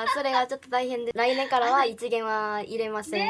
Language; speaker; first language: Japanese; non-native, fluent; Korean